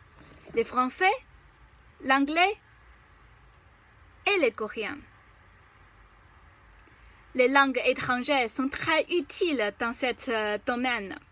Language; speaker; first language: French; non-native, fluent; Chinese